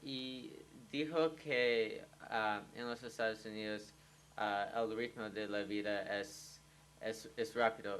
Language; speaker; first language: Spanish; non-native, learner; English